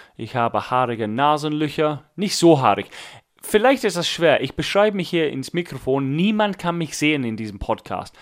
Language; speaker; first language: German; non-native, fluent; English